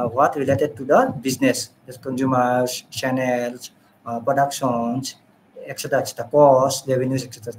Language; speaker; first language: English; non-native, local second language; Assamese